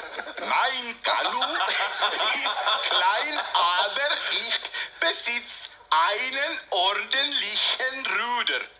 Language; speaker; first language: German; non-native, fluent; Finnish